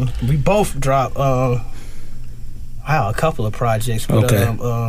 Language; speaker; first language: English; native; English